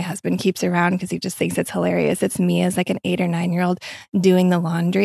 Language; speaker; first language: English; native; English